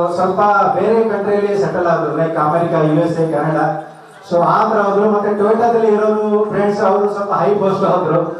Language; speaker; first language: Kannada; non-native, local second language; Telugu